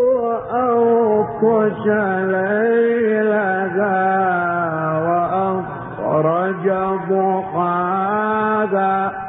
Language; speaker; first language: Arabic; native; Arabic